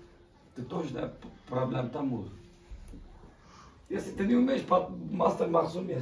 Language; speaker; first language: Russian; non-native, learner; Turkish